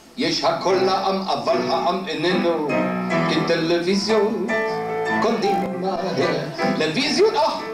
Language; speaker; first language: Hebrew; non-native, fluent; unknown